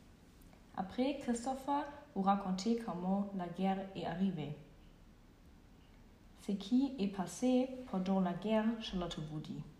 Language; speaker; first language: French; non-native, learner; German